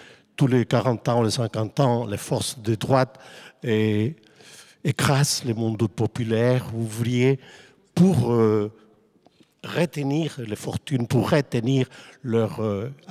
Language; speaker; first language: French; non-native, fluent; Spanish